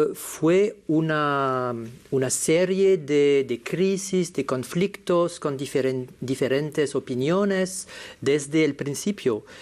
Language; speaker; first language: Spanish; non-native, fluent; French